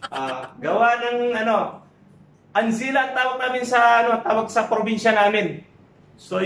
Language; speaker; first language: Filipino; non-native, local second language; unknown